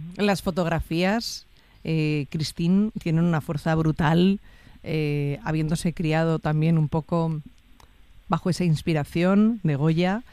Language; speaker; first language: Spanish; native; Spanish